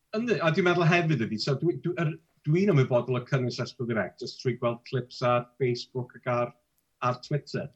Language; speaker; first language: Welsh; native; Welsh